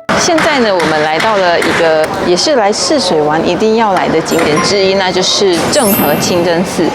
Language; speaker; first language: Chinese; early bilingual, heritage; Chinese